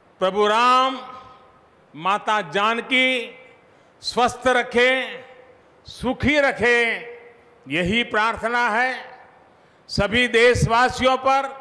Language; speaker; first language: Hindi; non-native, local second language; Gujarati